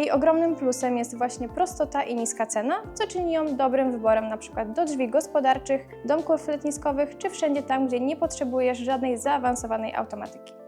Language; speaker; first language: Polish; native; Polish